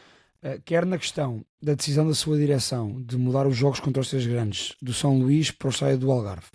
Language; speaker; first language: Portuguese; native; Portuguese